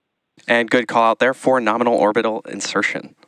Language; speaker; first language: English; native; English